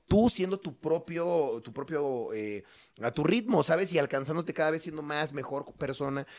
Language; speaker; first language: Spanish; native; Spanish